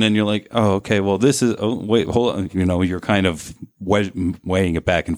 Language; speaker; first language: English; native; English